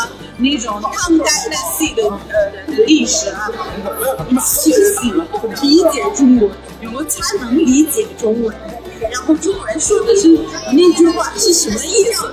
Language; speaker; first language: Chinese; non-native, fluent; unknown